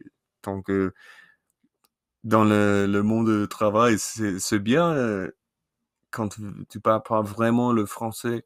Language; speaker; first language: French; non-native, learner; English